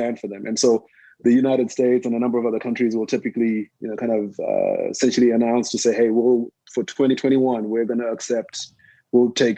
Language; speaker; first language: English; non-native, local second language; Shona